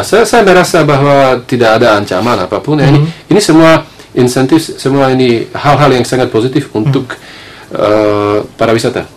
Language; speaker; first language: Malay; non-native, fluent; Slovak